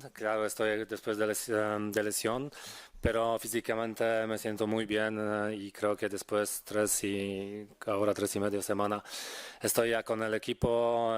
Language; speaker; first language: Spanish; non-native, fluent; Polish